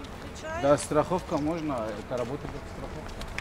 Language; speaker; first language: Russian; non-native, learner; Arabic